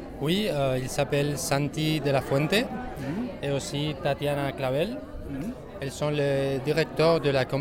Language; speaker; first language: French; non-native, learner; Spanish